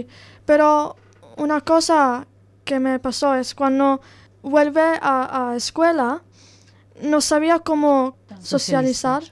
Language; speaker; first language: Spanish; non-native, learner; Italian